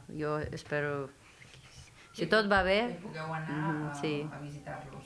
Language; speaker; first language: Catalan; non-native, learner; Ukrainian